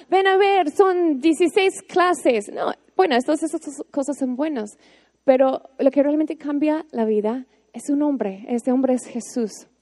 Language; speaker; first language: Spanish; non-native, fluent; English